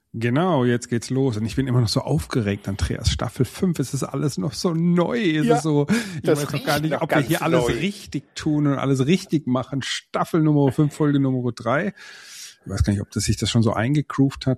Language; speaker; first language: German; native; German